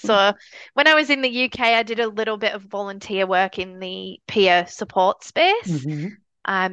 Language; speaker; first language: English; native; English